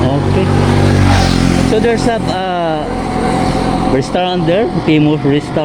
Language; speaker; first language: English; early bilingual, heritage; English